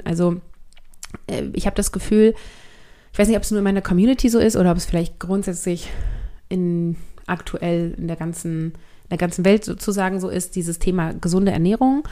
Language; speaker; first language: German; native; German